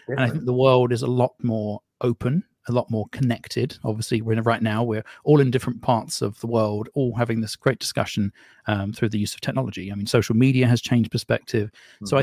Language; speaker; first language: English; native; English